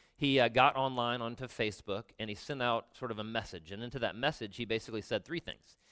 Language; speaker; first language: English; native; English